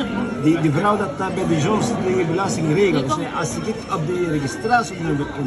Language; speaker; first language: Dutch; non-native, fluent; Filipino